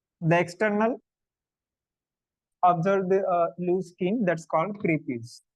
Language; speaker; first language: English; non-native, local second language; Telugu